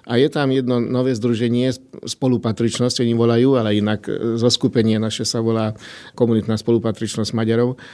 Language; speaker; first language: Slovak; non-native, local second language; Hungarian